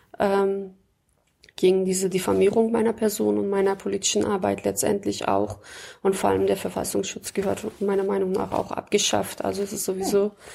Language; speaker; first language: German; early bilingual, other home language; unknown